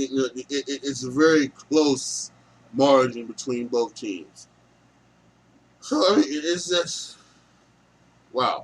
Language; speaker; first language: English; native; English